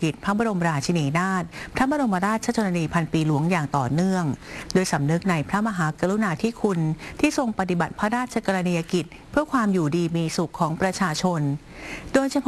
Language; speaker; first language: Thai; native; Thai